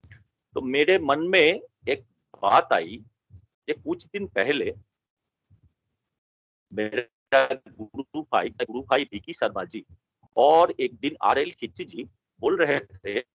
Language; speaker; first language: Hindi; non-native, local second language; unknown